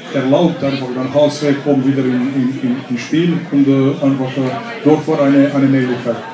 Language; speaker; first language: German; non-native, fluent; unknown